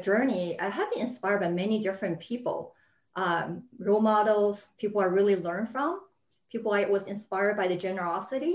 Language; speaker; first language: English; non-native, fluent; Chinese